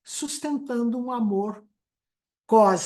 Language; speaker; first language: Portuguese; native; Portuguese